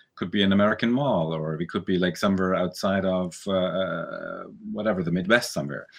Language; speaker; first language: English; early bilingual, other home language; German